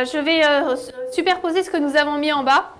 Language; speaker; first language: French; native; French